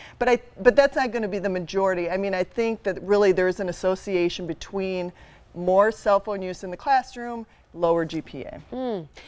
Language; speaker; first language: English; native; English